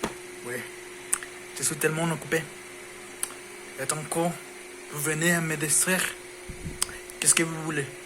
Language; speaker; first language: French; non-native, learner; Spanish